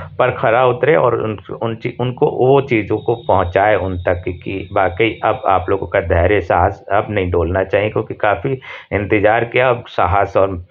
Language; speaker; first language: Hindi; native; Hindi